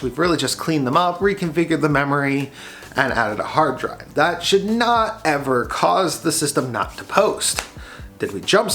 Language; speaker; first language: English; native; English